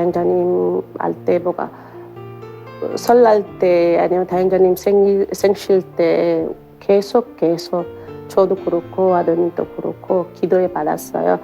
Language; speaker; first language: Korean; non-native, learner; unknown